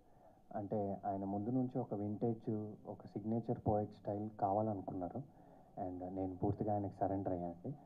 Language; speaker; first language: Telugu; native; Telugu